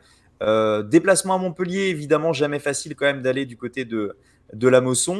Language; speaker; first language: French; native; French